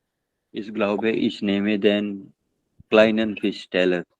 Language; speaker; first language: German; non-native, learner; Hindi